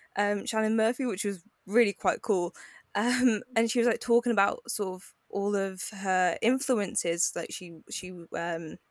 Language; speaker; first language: English; native; English